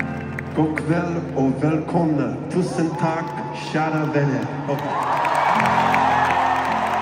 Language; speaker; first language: Swedish; non-native, learner; English